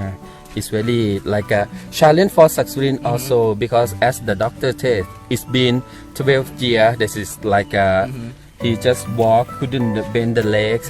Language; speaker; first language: English; non-native, learner; Thai